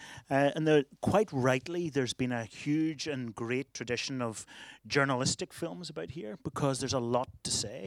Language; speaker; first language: English; native; English